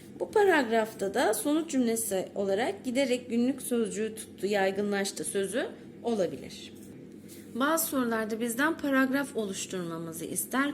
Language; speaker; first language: Turkish; native; Turkish